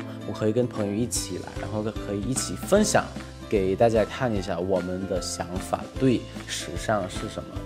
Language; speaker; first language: Chinese; non-native, fluent; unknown